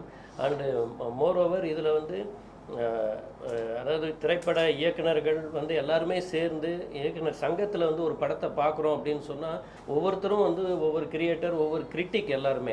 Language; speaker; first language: Tamil; native; Tamil